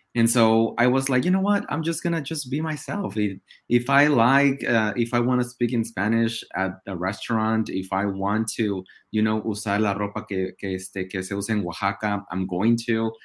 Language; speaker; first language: English; non-native, fluent; Spanish